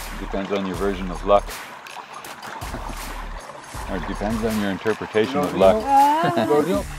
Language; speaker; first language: English; native; English